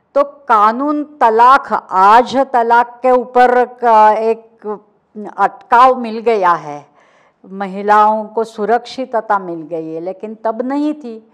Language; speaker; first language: Hindi; non-native, local second language; Marathi